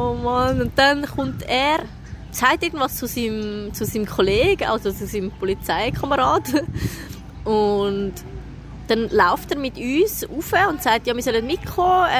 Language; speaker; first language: German; native; German